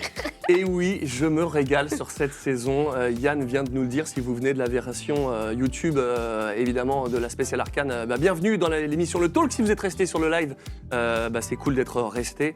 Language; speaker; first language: French; native; French